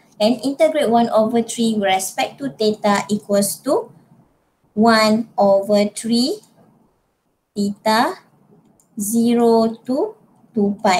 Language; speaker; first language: English; non-native, local second language; Malay